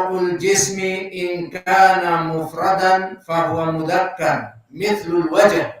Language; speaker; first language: Arabic; non-native, fluent; Indonesian